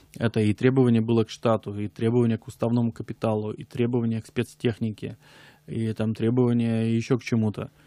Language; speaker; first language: Russian; native; Russian